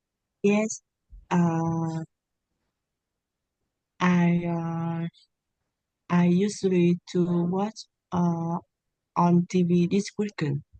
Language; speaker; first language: English; non-native, learner; Vietnamese